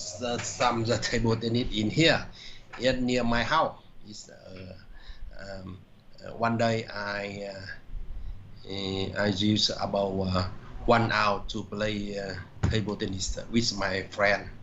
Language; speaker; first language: English; non-native, learner; Vietnamese